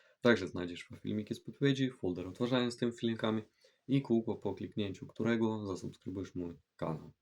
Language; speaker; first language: Polish; non-native, fluent; Ukrainian